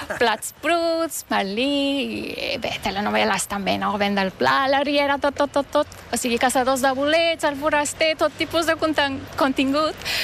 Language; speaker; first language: Catalan; non-native, fluent; Turkish